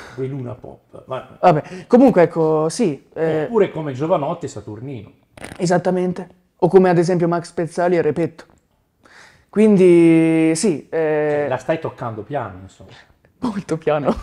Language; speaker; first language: Italian; native; Italian